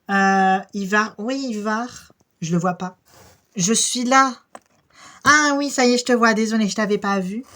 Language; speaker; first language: French; native; French